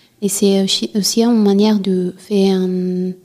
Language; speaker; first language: French; non-native, learner; Italian